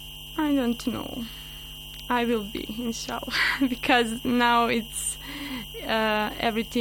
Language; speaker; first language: English; non-native, learner; Bosnian